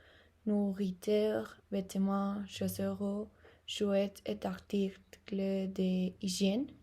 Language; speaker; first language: French; non-native, learner; Spanish